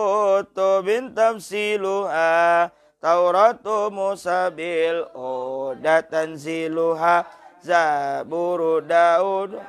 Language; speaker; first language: Arabic; non-native, fluent; Javanese